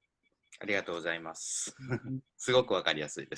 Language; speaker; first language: Japanese; native; Japanese